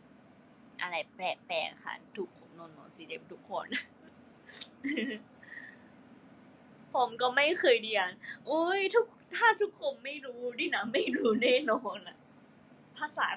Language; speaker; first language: Thai; non-native, fluent; Japanese